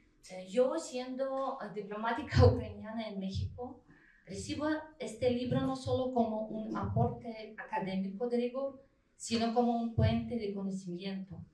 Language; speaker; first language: Spanish; non-native, fluent; Ukrainian